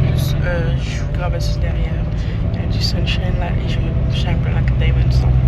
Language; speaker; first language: French; native; French